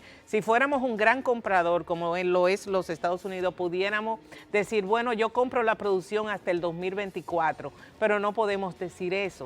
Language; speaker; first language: Spanish; native; Spanish